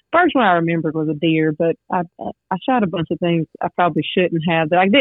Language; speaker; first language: English; native; English